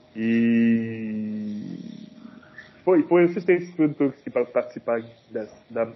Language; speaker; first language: Portuguese; non-native, fluent; French